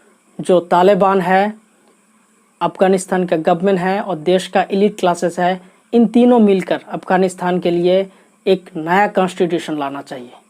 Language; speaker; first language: Hindi; non-native, local second language; Assamese